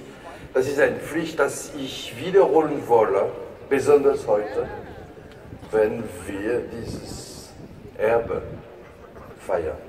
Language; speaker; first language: German; non-native, learner; French